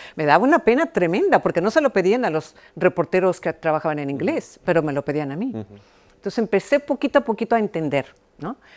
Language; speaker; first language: Spanish; early bilingual, heritage; Spanish